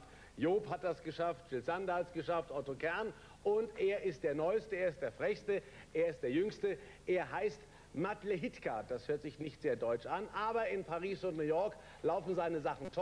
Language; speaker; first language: German; native; German